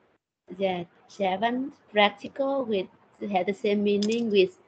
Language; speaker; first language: English; non-native, learner; Thai